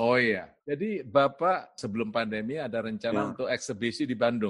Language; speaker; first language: Indonesian; native; Indonesian